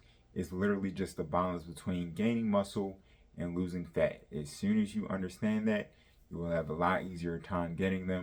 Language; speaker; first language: English; native; English